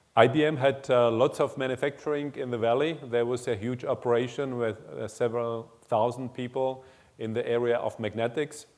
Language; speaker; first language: English; non-native, fluent; German